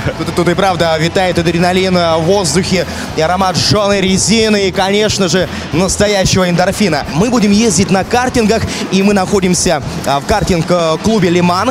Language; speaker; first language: Russian; native; Russian